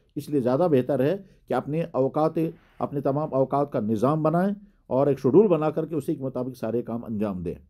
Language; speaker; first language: Urdu; non-native, local second language; Kashmiri